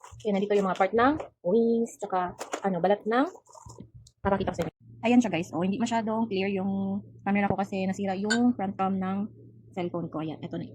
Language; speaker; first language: Filipino; non-native, local second language; Cebuano